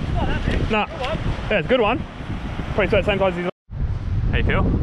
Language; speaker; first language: English; native; English